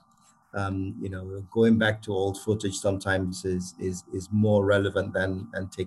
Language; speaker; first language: English; non-native, local second language; Yoruba